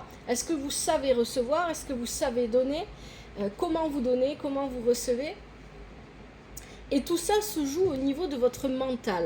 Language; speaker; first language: French; native; French